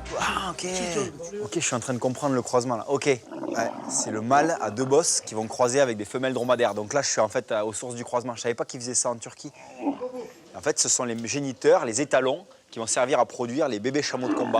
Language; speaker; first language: French; native; French